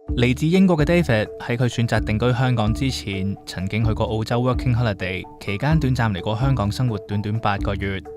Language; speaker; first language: Cantonese; native; Cantonese